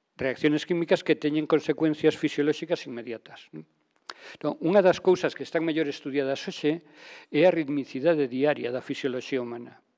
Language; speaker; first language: Galician; native; Galician